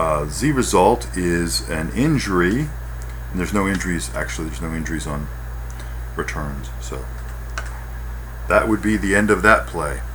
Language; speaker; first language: English; native; English